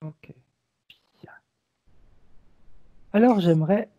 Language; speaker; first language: French; native; French